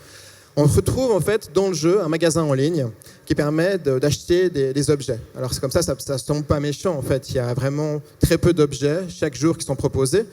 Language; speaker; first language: French; native; French